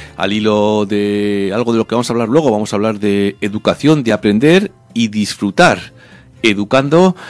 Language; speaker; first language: Spanish; native; Spanish